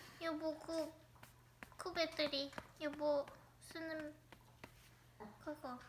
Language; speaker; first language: Korean; non-native, learner; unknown